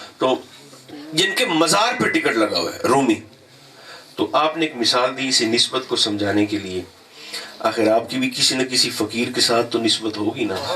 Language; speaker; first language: Urdu; non-native, local second language; Punjabi